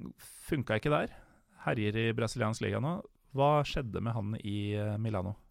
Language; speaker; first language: Norwegian; native; Norwegian